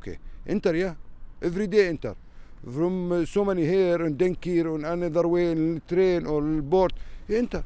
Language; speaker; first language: English; non-native, learner; Arabic